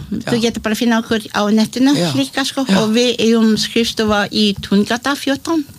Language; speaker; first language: Icelandic; non-native, learner; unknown